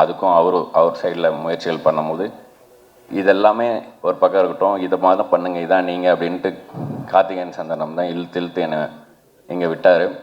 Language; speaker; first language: Tamil; native; Tamil